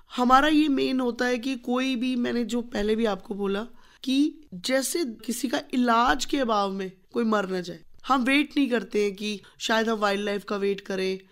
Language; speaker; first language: Hindi; native; Hindi